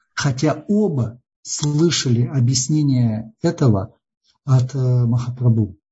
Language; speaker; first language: Russian; native; Russian